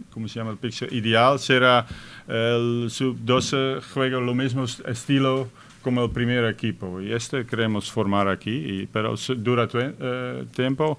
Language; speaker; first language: Spanish; non-native, fluent; Dutch